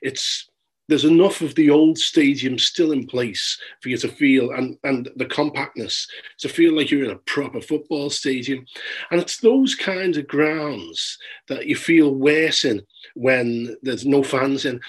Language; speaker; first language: English; native; English